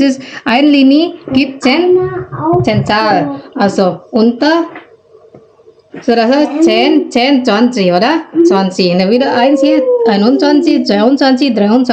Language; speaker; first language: German; non-native, learner; Indonesian